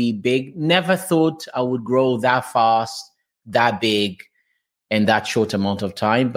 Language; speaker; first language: English; non-native, fluent; Portuguese